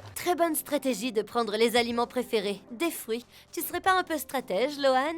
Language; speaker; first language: French; native; French